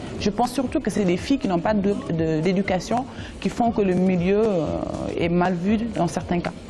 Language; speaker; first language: French; non-native, local second language; Wolof